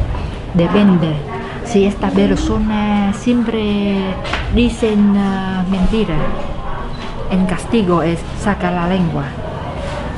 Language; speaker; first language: Spanish; non-native, learner; Vietnamese